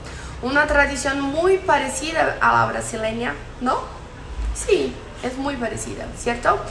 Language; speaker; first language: Spanish; non-native, fluent; Portuguese